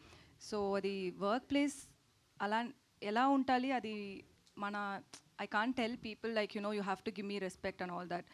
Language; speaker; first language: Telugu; non-native, learner; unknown